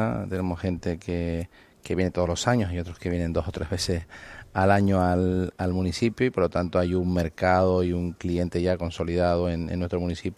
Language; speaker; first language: Spanish; native; Spanish